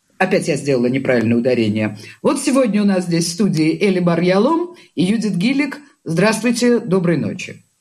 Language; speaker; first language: Russian; native; Russian